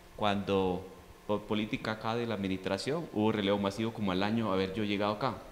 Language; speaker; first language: Spanish; native; Spanish